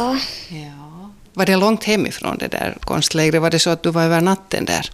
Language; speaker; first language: Swedish; native; Swedish